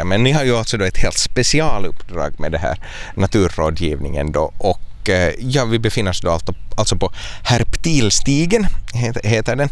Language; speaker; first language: Swedish; native; Swedish